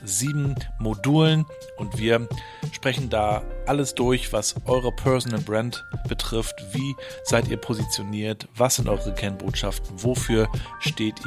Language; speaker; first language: German; native; German